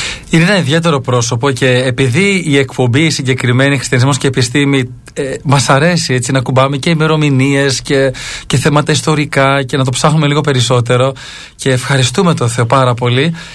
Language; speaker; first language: Greek; native; Greek